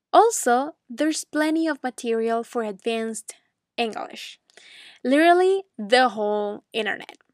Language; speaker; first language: English; non-native, fluent; Spanish